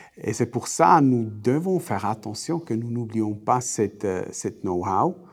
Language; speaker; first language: French; non-native, local second language; Swiss German